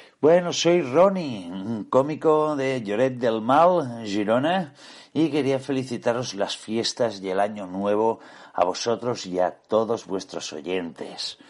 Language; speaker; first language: Spanish; native; Spanish